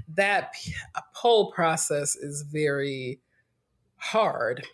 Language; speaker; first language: English; native; English